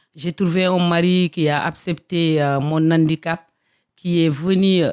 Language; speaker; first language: French; non-native, local second language; Fula